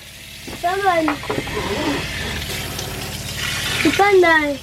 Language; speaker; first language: French; native; French